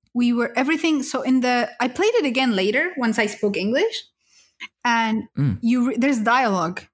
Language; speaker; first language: English; early bilingual, other home language; Spanish